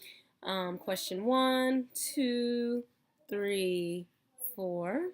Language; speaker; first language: English; native; English